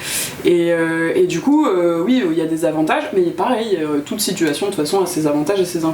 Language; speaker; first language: French; native; French